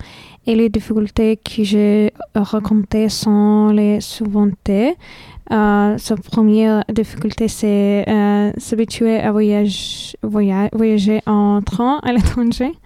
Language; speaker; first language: French; non-native, fluent; Lithuanian